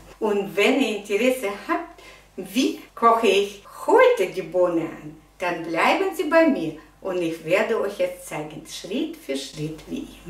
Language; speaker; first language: German; non-native, fluent; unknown